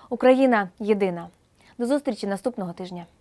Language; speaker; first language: Ukrainian; native; Ukrainian